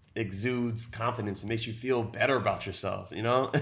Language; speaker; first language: English; native; English